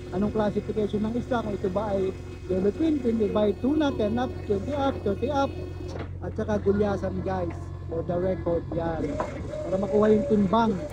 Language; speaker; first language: Filipino; native; Filipino